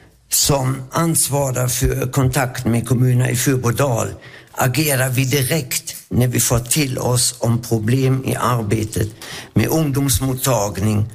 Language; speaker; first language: Swedish; non-native, fluent; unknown